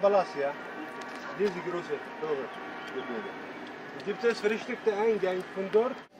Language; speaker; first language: German; non-native, learner; Arabic